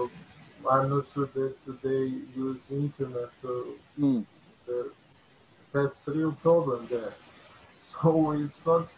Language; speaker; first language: English; non-native, learner; Bosnian